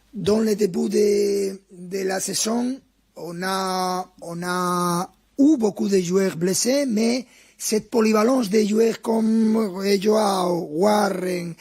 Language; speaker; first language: French; non-native, fluent; Spanish